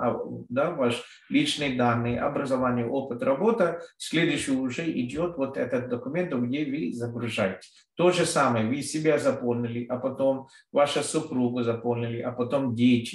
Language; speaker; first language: Russian; non-native, fluent; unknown